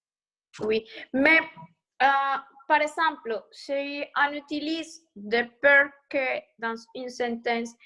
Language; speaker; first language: French; non-native, learner; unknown